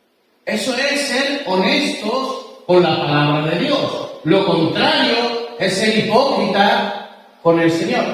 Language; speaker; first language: Spanish; native; Spanish